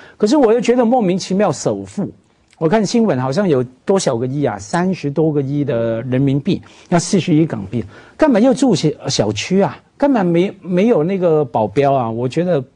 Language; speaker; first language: Chinese; non-native, local second language; Cantonese